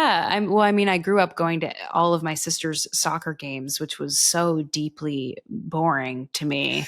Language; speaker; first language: English; native; English